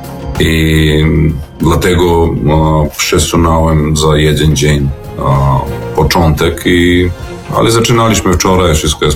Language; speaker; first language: Polish; non-native, learner; Serbian